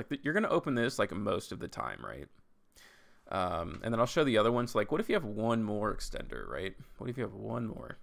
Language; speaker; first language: English; native; English